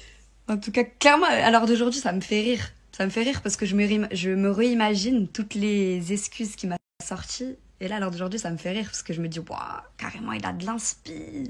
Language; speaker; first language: French; native; French